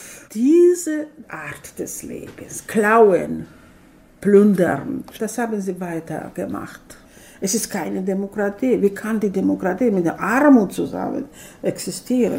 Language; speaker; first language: German; non-native, fluent; Georgian